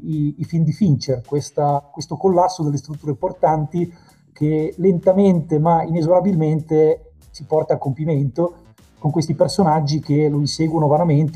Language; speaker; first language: Italian; native; Italian